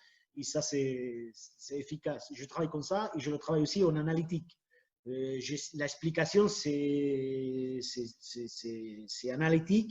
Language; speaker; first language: French; non-native, fluent; Spanish